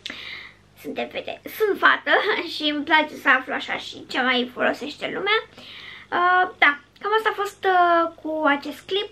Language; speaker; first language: Romanian; native; Romanian